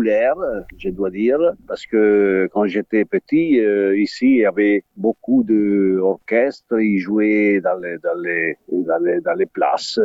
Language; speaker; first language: French; non-native, fluent; Italian